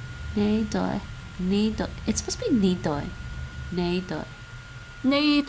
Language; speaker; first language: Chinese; non-native, learner; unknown